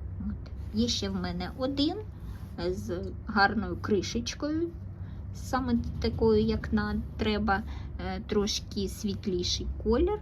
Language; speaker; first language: Ukrainian; non-native, local second language; Russian